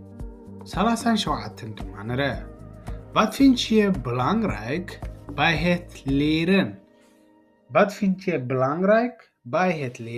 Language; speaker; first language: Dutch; non-native, learner; Tigrinya